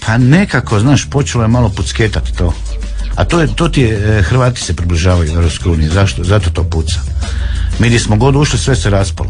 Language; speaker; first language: Croatian; native; Croatian